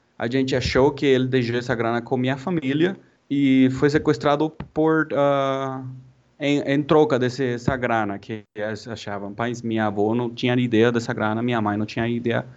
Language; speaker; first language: Portuguese; non-native, fluent; Spanish